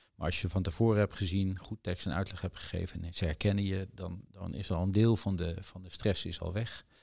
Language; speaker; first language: Dutch; native; Dutch